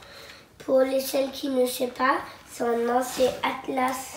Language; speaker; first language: French; non-native, local second language; English